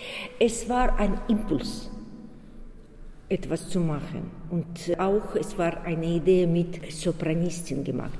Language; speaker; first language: German; non-native, learner; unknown